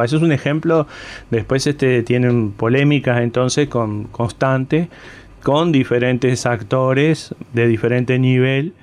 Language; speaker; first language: Spanish; native; Spanish